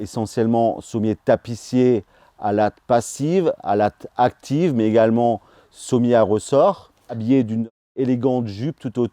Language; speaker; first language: French; native; French